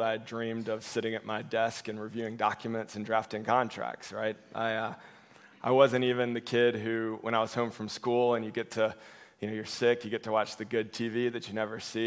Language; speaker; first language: English; native; English